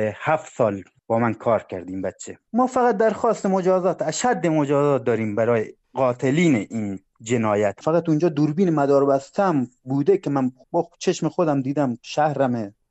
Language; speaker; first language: Persian; non-native, local second language; Baluchi